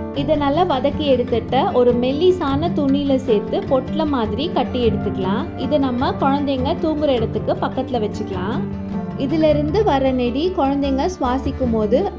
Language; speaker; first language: Tamil; native; Tamil